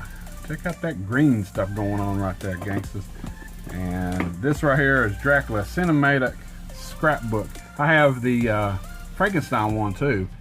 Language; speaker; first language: English; native; English